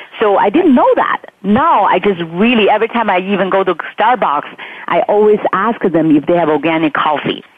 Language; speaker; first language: English; non-native, fluent; Chinese